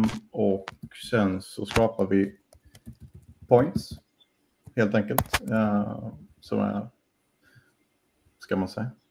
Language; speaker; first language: Swedish; native; Swedish